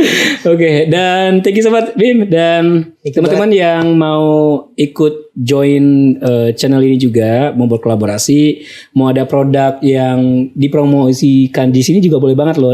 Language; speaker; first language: Indonesian; native; Indonesian